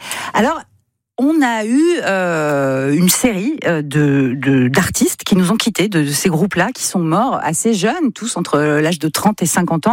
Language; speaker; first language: French; native; French